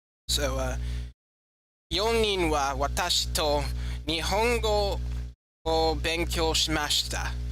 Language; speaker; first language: Japanese; non-native, learner; English